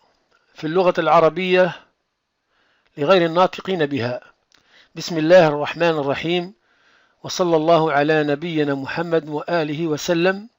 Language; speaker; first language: Arabic; non-native, fluent; French